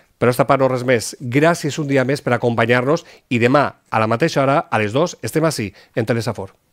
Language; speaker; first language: Catalan; native; Catalan